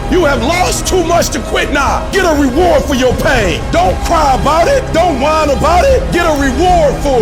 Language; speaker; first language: English; native; English